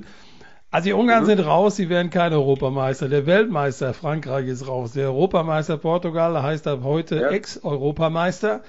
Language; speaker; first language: German; native; German